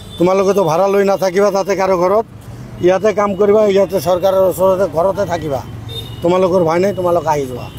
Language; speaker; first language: Assamese; non-native, local second language; Bangla